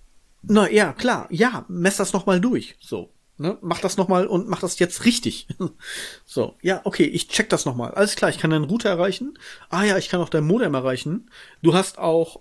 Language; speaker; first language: German; native; German